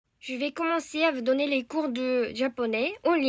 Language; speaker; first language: French; non-native, fluent; Japanese